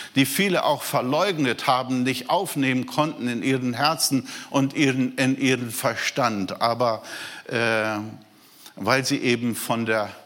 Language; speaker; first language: German; non-native, fluent; Portuguese